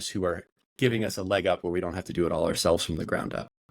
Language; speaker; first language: English; native; English